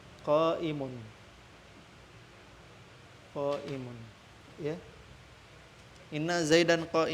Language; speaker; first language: Arabic; non-native, fluent; Indonesian